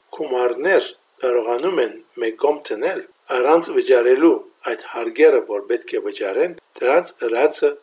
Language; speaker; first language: Armenian; early bilingual, heritage; Armenian